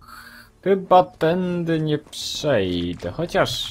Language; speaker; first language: Polish; native; Polish